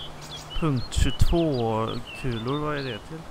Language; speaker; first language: Swedish; native; Swedish